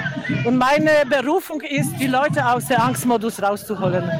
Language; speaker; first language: German; non-native, fluent; Polish